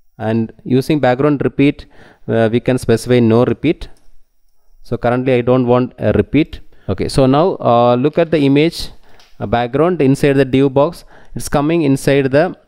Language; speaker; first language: English; non-native, local second language; Tamil